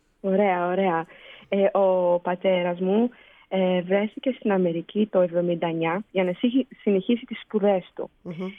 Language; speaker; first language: Greek; early bilingual, heritage; Greek